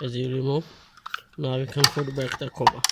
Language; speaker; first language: English; non-native, fluent; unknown